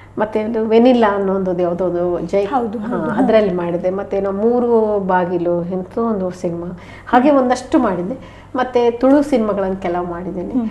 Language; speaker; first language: Kannada; non-native, local second language; Konkani